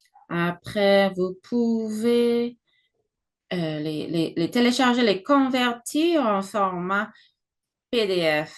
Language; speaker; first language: French; non-native, fluent; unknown